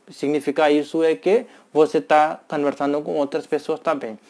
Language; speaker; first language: Portuguese; non-native, learner; Hindi